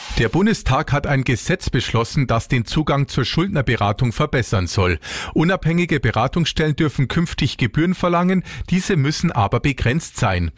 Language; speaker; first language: German; native; German